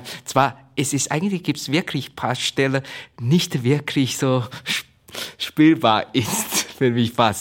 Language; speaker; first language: German; non-native, learner; Chinese